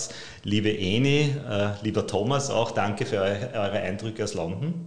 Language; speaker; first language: German; native; German